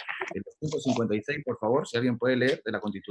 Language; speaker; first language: Spanish; native; Spanish